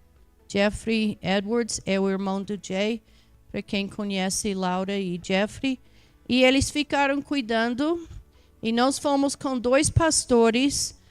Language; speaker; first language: Portuguese; non-native, fluent; English